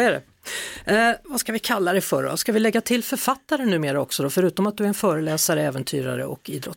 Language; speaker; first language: Swedish; native; Swedish